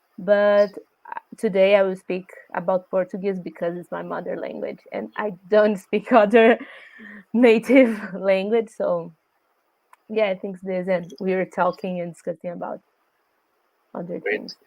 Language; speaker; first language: English; non-native, learner; Portuguese